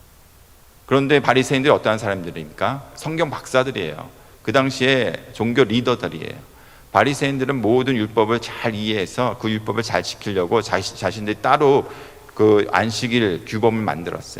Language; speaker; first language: Korean; native; Korean